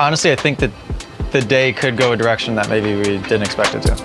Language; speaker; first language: English; native; English